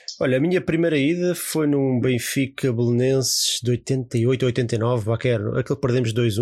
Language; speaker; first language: Portuguese; native; Portuguese